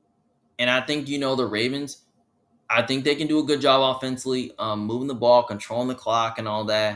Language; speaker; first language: English; native; English